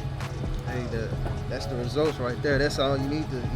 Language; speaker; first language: English; native; English